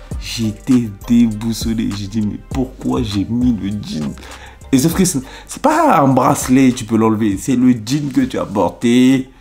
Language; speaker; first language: French; early bilingual, other home language; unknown